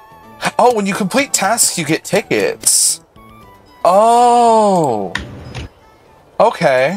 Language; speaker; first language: English; native; English